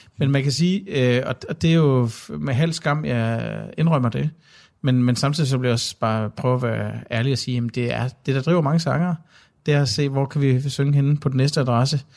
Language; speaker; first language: Danish; native; Danish